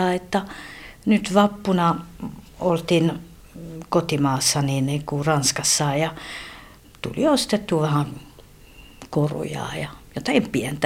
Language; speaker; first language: Finnish; non-native, fluent; French